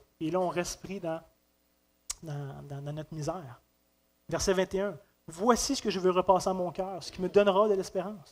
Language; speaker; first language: French; native; French